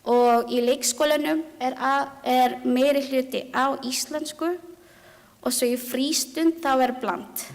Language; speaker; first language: Icelandic; non-native, learner; Filipino